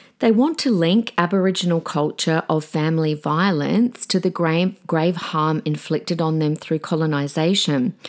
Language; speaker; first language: English; native; English